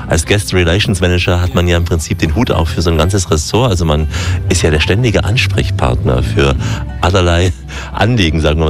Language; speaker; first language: German; native; German